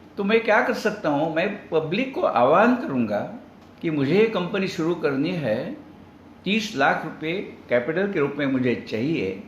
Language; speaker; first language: Hindi; non-native, local second language; Marathi